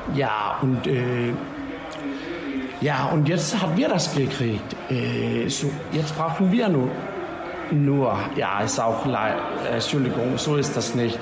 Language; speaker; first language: German; non-native, learner; Danish